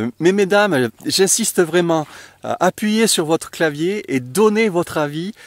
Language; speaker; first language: French; native; French